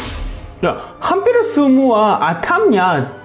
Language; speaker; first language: Indonesian; non-native, learner; Korean